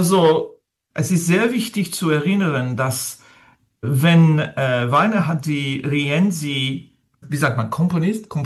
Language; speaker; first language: German; non-native, learner; French